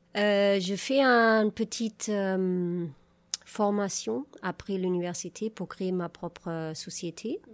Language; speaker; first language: French; non-native, fluent; German